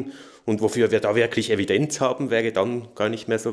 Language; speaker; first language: German; native; German